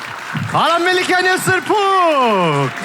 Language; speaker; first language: Armenian; native; Armenian